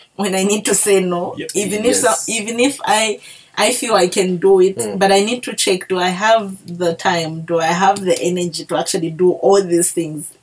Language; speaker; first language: English; non-native, local second language; Bemba